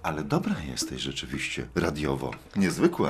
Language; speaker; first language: Polish; native; Polish